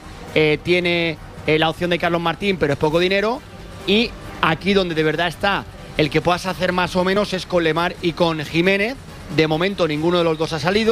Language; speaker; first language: Spanish; native; Spanish